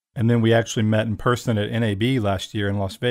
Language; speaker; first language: English; native; English